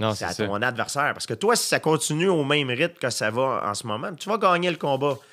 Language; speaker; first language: French; native; French